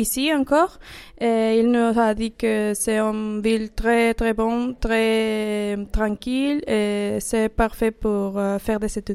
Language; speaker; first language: French; non-native, learner; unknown